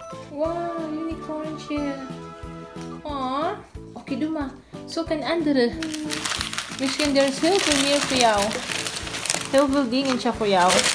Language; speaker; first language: Dutch; non-native, learner; Filipino